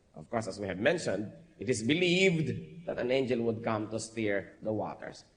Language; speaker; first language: English; non-native, local second language; Filipino